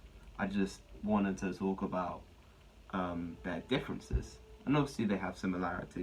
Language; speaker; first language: English; native; English